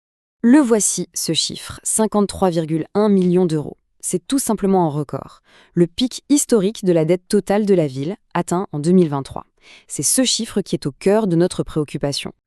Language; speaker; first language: French; native; French